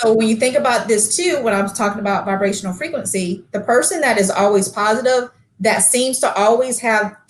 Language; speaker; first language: English; native; English